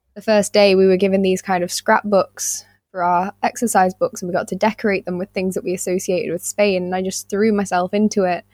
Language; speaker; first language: English; native; English